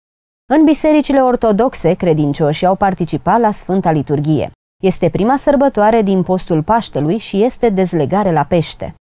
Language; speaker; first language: Romanian; native; Romanian